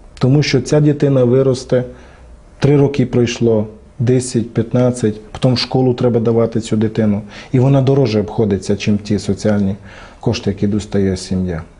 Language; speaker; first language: Ukrainian; non-native, local second language; Romany